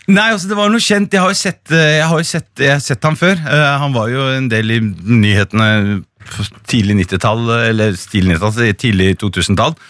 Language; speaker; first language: Norwegian; early bilingual, other home language; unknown